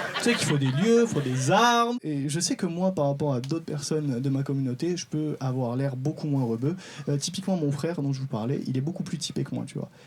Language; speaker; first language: French; non-native, local second language; Arabic